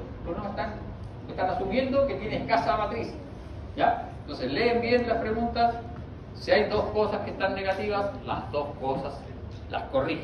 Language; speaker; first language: Spanish; native; Spanish